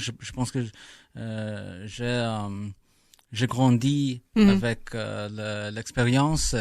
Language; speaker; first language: French; non-native, learner; English